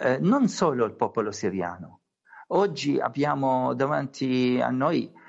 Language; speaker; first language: Italian; non-native, learner; Arabic